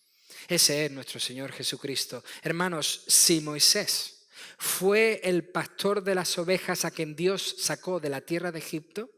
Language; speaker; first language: Spanish; native; Spanish